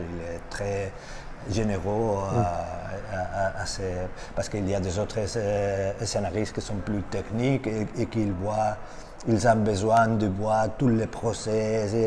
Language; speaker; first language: French; non-native, learner; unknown